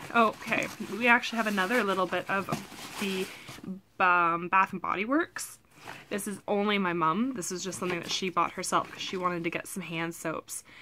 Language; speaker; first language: English; native; English